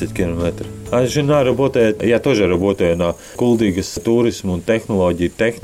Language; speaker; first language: Russian; non-native, learner; Latvian